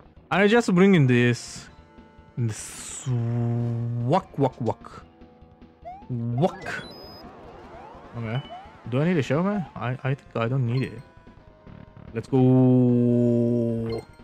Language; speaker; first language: English; non-native, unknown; Japanese